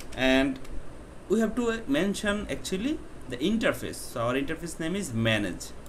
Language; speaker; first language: English; non-native, local second language; Bangla